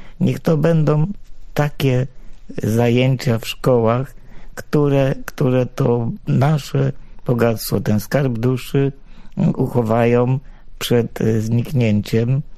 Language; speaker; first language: Polish; native; Polish